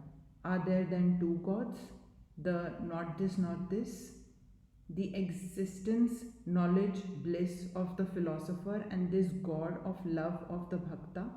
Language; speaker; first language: English; non-native, local second language; Hindi